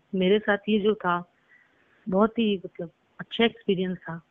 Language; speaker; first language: Hindi; native; Hindi